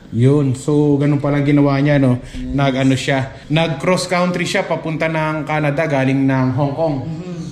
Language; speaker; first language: Filipino; native; Filipino